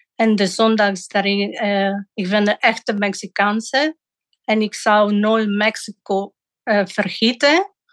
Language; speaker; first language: Dutch; non-native, fluent; Spanish